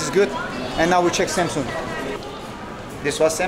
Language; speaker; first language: English; non-native, learner; Turkish